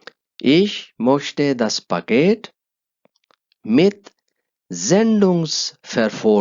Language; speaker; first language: German; non-native, fluent; Urdu